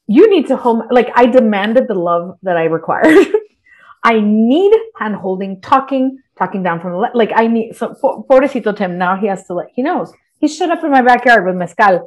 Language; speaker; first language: English; early bilingual, other home language; Spanish